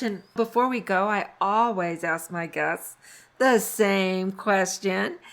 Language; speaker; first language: English; native; English